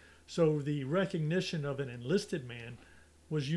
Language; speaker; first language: English; native; English